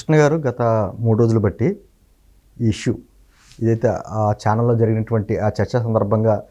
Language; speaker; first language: Telugu; native; Telugu